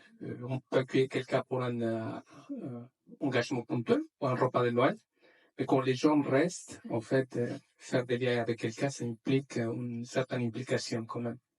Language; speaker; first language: French; non-native, fluent; Spanish